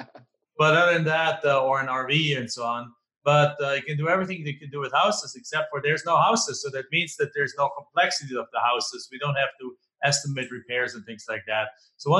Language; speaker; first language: English; non-native, fluent; German